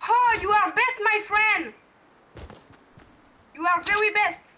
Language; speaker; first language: English; non-native, learner; French